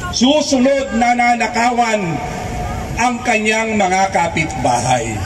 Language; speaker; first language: Filipino; native; Filipino